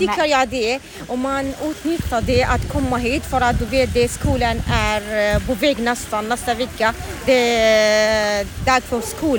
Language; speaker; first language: Swedish; non-native, learner; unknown